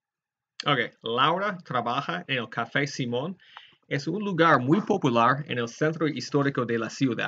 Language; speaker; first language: Spanish; non-native, fluent; English